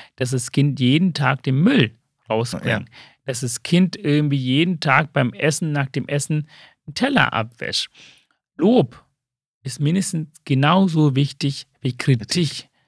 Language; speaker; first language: German; early bilingual, other home language; Sinhala